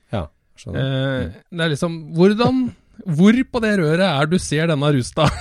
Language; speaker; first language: Norwegian; native; Norwegian